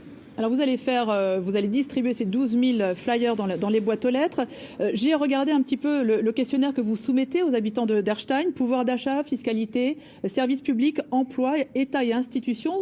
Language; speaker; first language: French; native; French